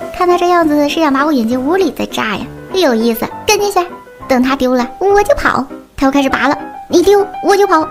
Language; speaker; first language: Chinese; native; Chinese